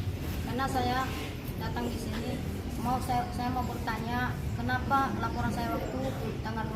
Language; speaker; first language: Indonesian; non-native, local second language; Nias